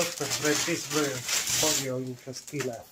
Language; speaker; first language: English; non-native, learner; Spanish